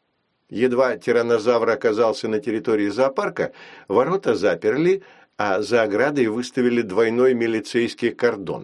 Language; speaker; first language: Russian; native; Russian